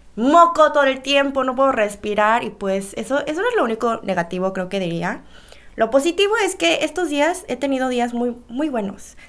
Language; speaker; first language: Spanish; early bilingual, other home language; Korean